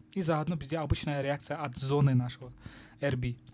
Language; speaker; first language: Russian; non-native, local second language; Kazakh